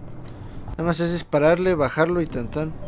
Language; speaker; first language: Spanish; native; Spanish